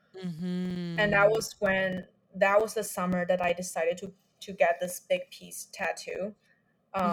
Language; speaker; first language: English; non-native, fluent; Chinese